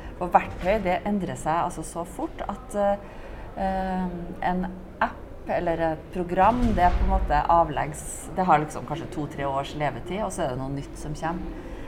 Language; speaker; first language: Norwegian; native; Norwegian